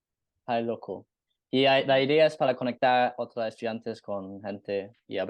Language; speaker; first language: Spanish; non-native, learner; English